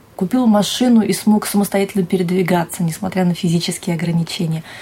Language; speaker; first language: Russian; native; Russian